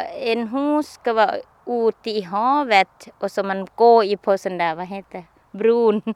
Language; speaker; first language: Swedish; non-native, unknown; Thai